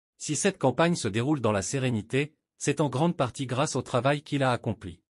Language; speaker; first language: French; non-native, local second language; Arabic